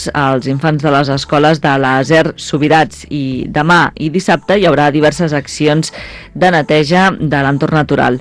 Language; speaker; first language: Catalan; native; Catalan